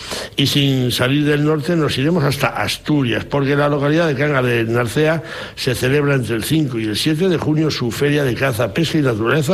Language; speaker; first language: Spanish; native; Spanish